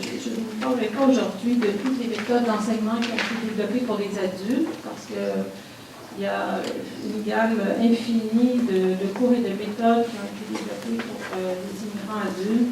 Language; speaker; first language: French; native; French